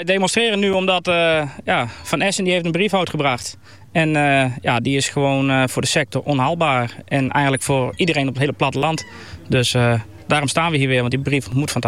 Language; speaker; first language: Dutch; native; Dutch